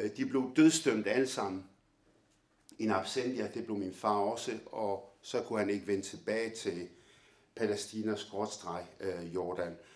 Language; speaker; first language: Danish; early bilingual, other home language; Arabic